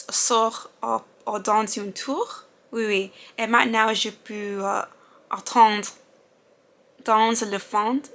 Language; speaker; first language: French; non-native, learner; English